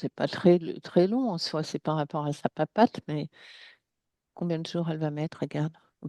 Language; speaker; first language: French; native; French